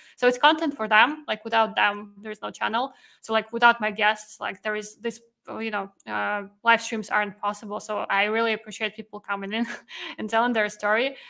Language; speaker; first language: English; non-native, fluent; Russian